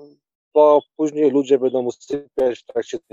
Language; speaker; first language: Polish; native; Polish